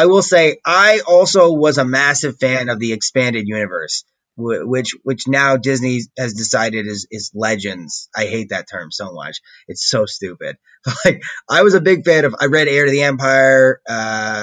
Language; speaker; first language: English; native; English